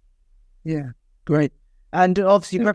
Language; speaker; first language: English; native; English